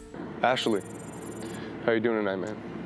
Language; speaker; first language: English; native; English